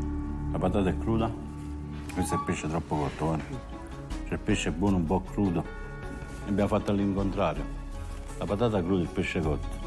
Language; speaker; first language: Italian; native; Italian